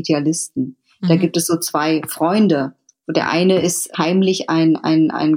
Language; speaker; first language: German; early bilingual, other home language; Vietnamese